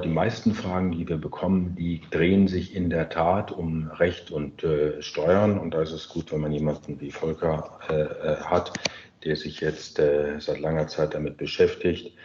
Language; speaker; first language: German; native; German